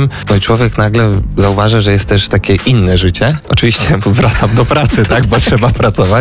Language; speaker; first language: Polish; native; Polish